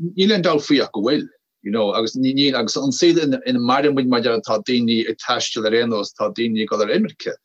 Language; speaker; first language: Irish; native; Irish